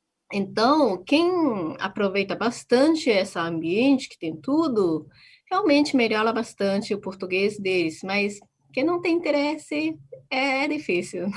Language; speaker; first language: Portuguese; non-native, fluent; Japanese